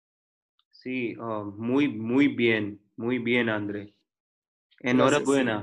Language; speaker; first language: Spanish; non-native, learner; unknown